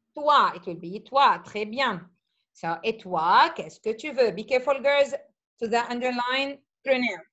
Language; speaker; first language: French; non-native, fluent; Arabic